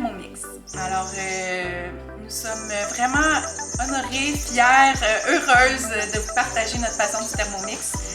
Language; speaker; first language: French; native; French